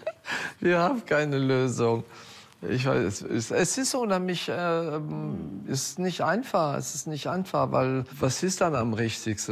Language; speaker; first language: German; non-native, fluent; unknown